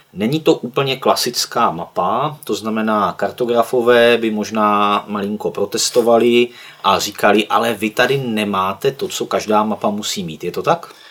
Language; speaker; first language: Czech; native; Czech